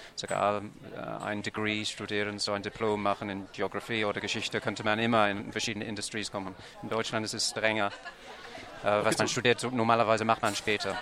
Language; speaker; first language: German; non-native, fluent; English